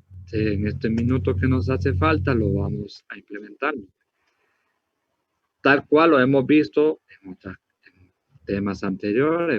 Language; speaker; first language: Spanish; native; Spanish